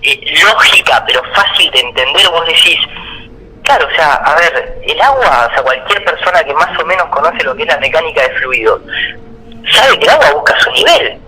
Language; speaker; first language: Spanish; native; Spanish